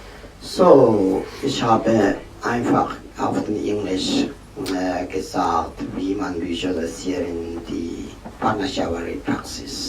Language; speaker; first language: German; non-native, learner; Tibetan